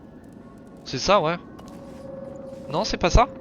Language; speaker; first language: French; native; French